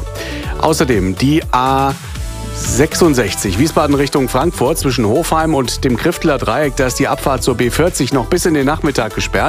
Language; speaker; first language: German; native; German